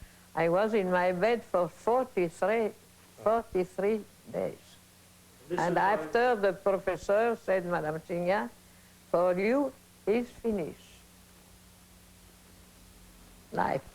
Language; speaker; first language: English; non-native, learner; Italian